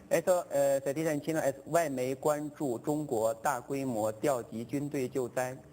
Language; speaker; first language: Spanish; non-native, fluent; Chinese